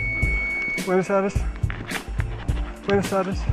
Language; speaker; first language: Spanish; non-native, learner; Dutch